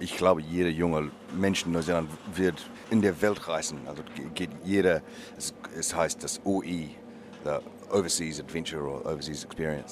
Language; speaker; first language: German; non-native, learner; English